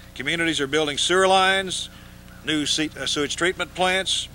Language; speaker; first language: English; native; English